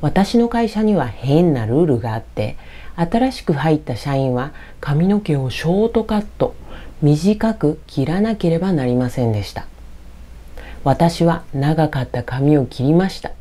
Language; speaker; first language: Japanese; non-native, fluent; Spanish